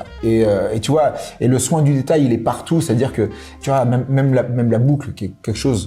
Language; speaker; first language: French; native; French